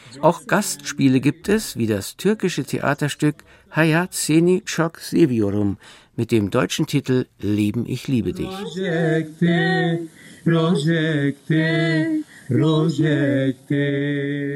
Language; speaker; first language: German; native; German